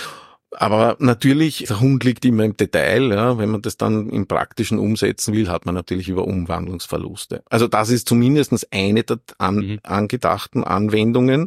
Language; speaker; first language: German; native; German